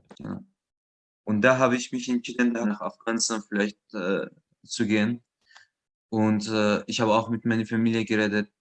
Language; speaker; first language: German; non-native, learner; Persian